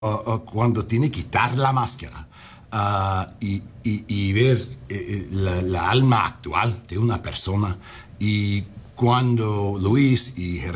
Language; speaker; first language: Spanish; non-native, learner; English